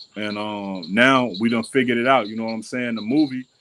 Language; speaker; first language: English; native; English